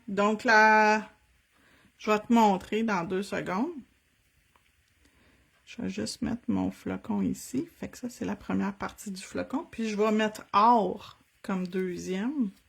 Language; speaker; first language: French; native; French